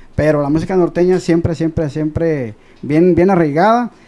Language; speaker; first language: Spanish; native; Spanish